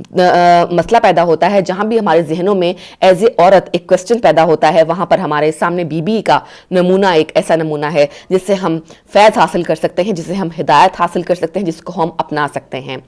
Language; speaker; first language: Urdu; native; Urdu